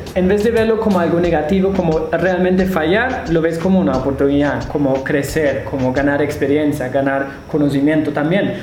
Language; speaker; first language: Spanish; non-native, fluent; German